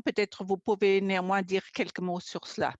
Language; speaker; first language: French; non-native, fluent; German